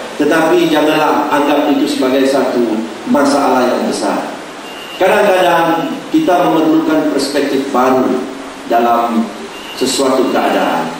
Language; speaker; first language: Malay; native; Malay